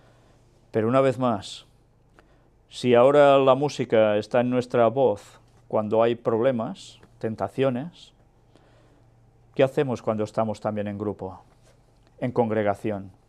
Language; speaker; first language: Spanish; native; Spanish